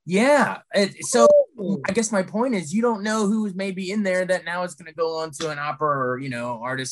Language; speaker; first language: English; native; English